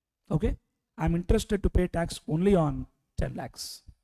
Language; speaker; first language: English; non-native, local second language; Telugu